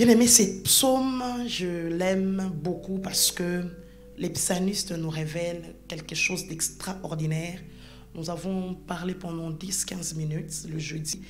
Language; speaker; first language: French; non-native, local second language; Lingala